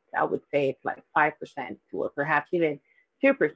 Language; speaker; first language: English; non-native, fluent; Portuguese